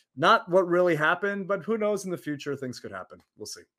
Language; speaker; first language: English; early bilingual, other home language; Arabic